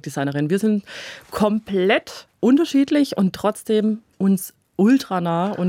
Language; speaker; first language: German; native; German